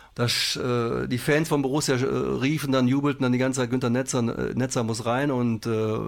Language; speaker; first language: German; native; German